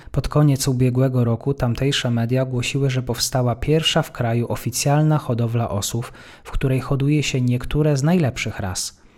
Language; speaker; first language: Polish; native; Polish